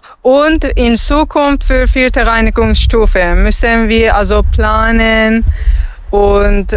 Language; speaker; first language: German; non-native, fluent; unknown